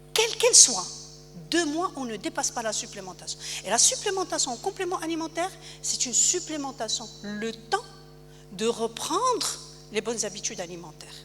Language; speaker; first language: French; non-native, local second language; Arabic